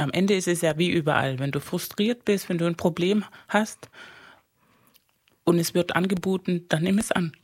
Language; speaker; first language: German; non-native, fluent; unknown